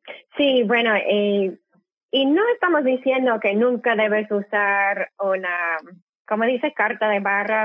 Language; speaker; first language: Spanish; non-native, fluent; English